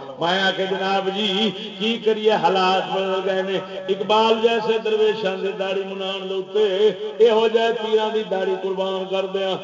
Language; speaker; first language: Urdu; native; Urdu